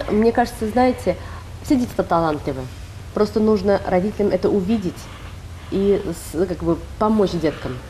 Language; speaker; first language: Russian; native; Russian